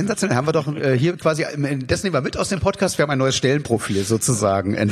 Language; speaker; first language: German; native; German